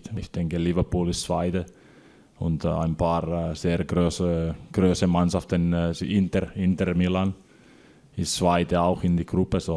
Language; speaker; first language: German; non-native, fluent; Finnish